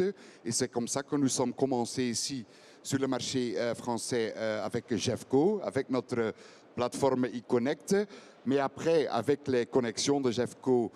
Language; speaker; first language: French; non-native, fluent; Dutch